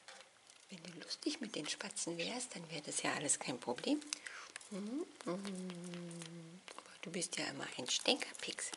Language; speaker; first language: German; native; German